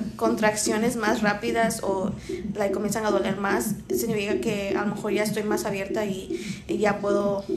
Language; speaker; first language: Spanish; early bilingual, heritage; Spanish